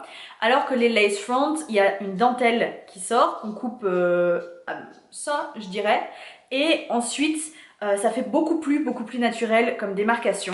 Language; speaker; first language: French; native; French